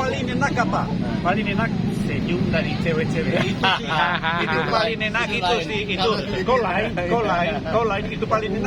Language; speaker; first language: Indonesian; non-native, fluent; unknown